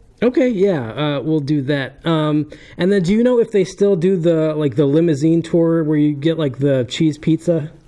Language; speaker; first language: English; native; English